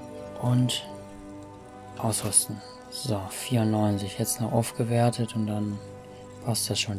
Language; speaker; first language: German; native; German